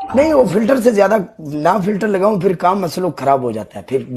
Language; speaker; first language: Urdu; native; Urdu